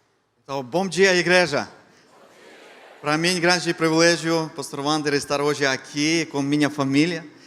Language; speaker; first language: Portuguese; non-native, fluent; Ukrainian